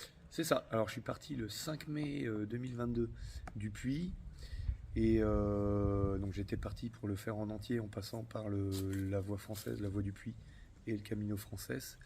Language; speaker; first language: French; native; French